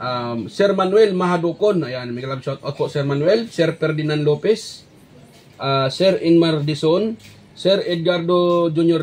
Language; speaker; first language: Filipino; native; Filipino